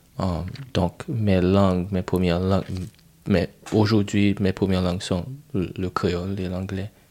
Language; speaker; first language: French; non-native, local second language; Haitian Creole